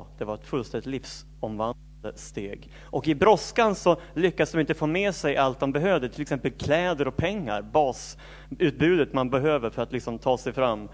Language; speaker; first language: Swedish; native; Swedish